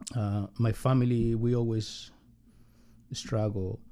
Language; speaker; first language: English; non-native, learner; Spanish